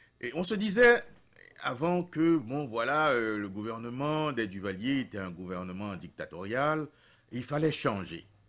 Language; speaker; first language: French; non-native, local second language; Haitian Creole